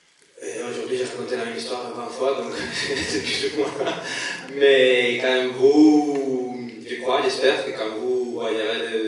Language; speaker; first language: French; non-native, learner; Spanish